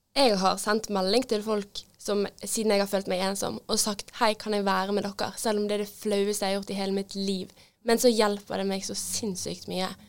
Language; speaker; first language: Norwegian; native; Norwegian